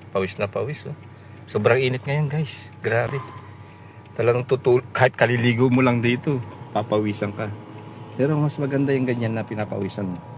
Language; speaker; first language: Filipino; non-native, local second language; Pampanga